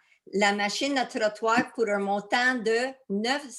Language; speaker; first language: French; native; French